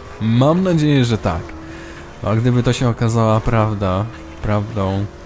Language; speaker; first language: Polish; native; Polish